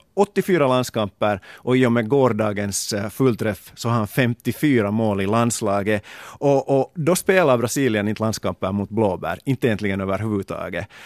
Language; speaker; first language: Swedish; native; Swedish